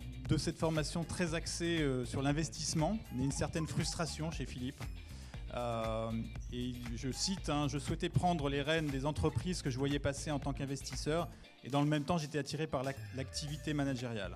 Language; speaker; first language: French; native; French